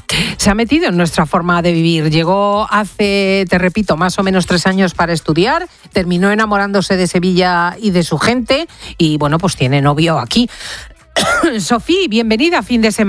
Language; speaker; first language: Spanish; native; Spanish